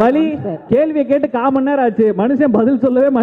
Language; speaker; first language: Tamil; native; Tamil